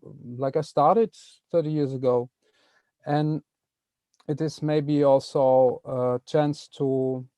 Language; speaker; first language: English; non-native, fluent; Dutch